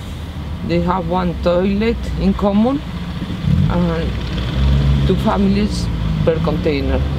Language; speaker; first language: English; non-native, learner; Arabic